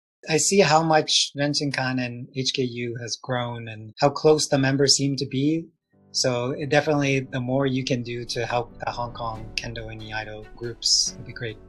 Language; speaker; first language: English; early bilingual, other home language; Chinese